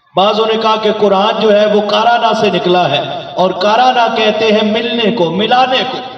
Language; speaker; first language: Urdu; non-native, local second language; Punjabi